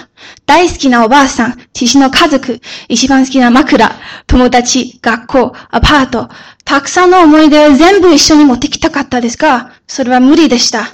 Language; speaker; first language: Japanese; early bilingual, other home language; Chinese